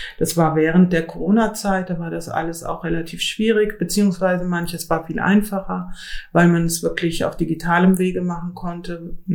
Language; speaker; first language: German; native; German